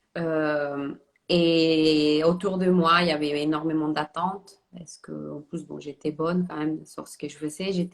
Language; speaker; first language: French; non-native, fluent; Spanish